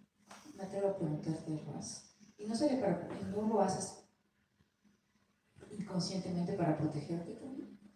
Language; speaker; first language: Spanish; native; Spanish